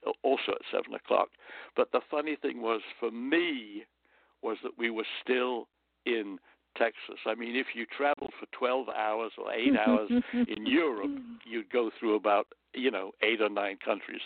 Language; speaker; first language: English; native; English